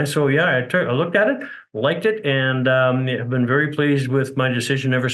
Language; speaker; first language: English; native; English